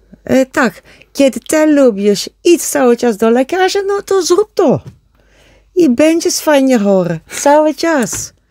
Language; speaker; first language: Polish; non-native, learner; Dutch